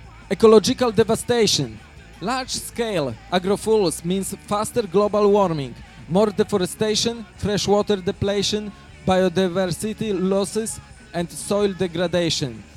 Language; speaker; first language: English; non-native, fluent; Polish